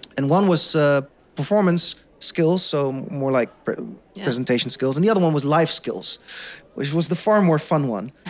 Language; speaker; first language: English; non-native, fluent; Dutch